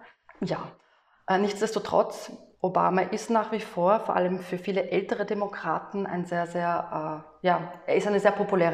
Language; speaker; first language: German; native; German